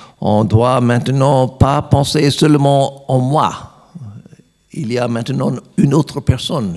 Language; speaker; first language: French; non-native, learner; English